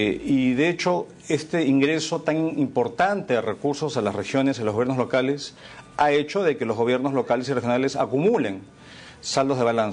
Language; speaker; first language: Spanish; native; Spanish